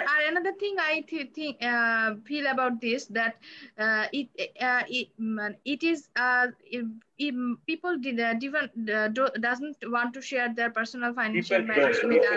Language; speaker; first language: English; non-native, learner; Bangla